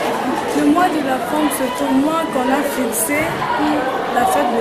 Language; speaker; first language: French; non-native, local second language; Lingala